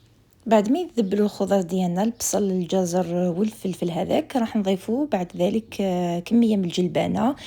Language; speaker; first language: Arabic; native; Arabic